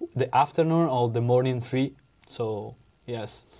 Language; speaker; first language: English; non-native, learner; Italian